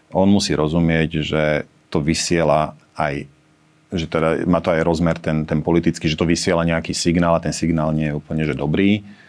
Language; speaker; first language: Slovak; native; Slovak